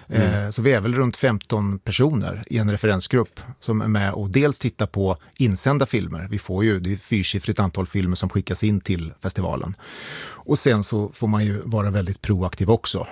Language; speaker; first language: Swedish; native; Swedish